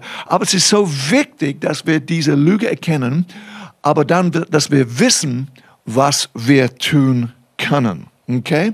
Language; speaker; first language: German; non-native, fluent; English